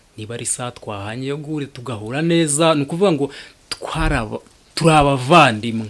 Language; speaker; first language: Kinyarwanda; early bilingual, heritage; Kinyarwanda